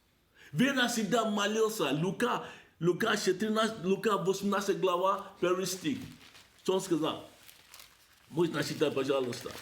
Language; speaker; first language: Russian; non-native, learner; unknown